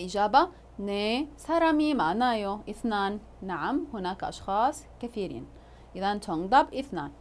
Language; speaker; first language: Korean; non-native, fluent; Arabic